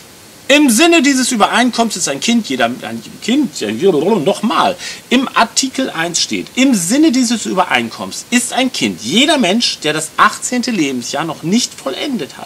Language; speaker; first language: German; native; German